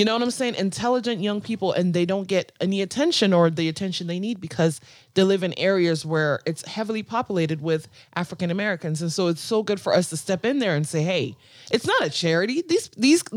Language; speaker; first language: English; non-native, local second language; Akan